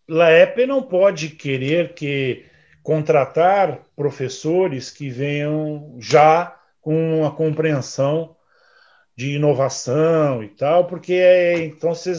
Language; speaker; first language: Spanish; non-native, learner; Portuguese